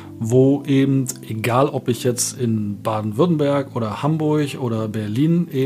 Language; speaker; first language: German; native; German